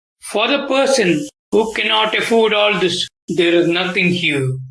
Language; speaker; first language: English; non-native, local second language; Malayalam